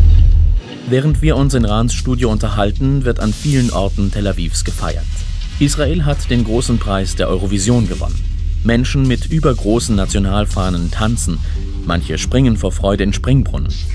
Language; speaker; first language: German; native; German